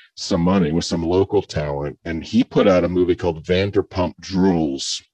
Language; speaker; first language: English; native; English